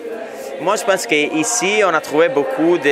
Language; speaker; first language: French; non-native, fluent; Italian